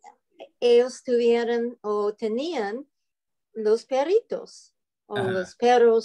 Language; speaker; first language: Spanish; non-native, learner; English